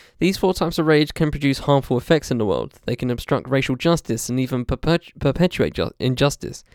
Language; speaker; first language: English; native; English